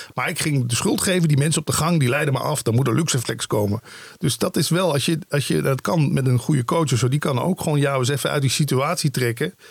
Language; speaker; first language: Dutch; native; Dutch